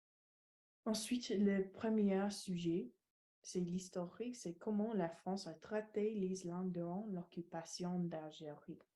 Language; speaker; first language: French; non-native, learner; English